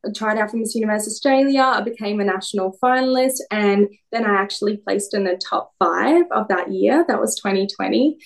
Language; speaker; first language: English; native; English